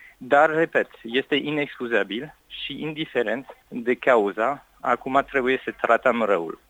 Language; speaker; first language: Romanian; non-native, fluent; French